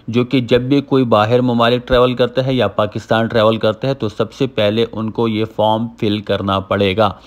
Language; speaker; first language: Urdu; native; Urdu